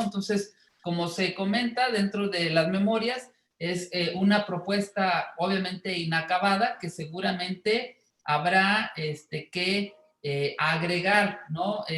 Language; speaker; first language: Spanish; native; Spanish